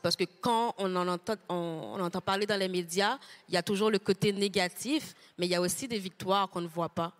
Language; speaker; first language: French; native; French